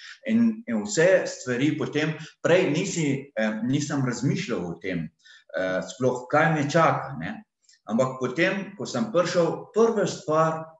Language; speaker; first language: Slovenian; non-native, fluent; Arabic